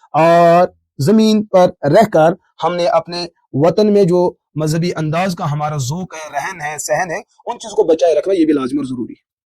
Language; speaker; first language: Urdu; non-native, local second language; Kashmiri